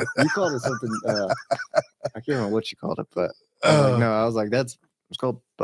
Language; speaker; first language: English; native; English